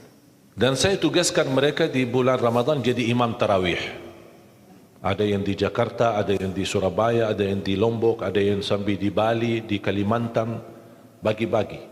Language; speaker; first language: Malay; non-native, fluent; Arabic